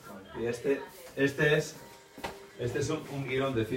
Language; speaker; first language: Spanish; native; Spanish